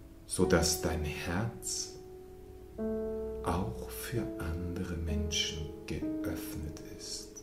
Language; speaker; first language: German; native; German